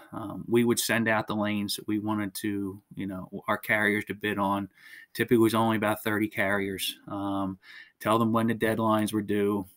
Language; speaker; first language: English; native; English